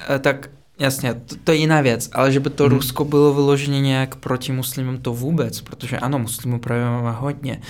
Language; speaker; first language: Czech; non-native, fluent; Russian